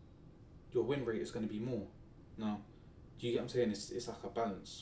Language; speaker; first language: English; native; English